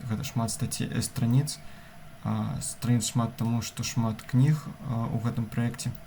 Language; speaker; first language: Belarusian; non-native, local second language; Russian